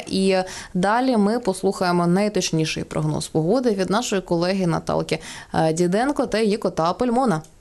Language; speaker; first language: Ukrainian; native; Ukrainian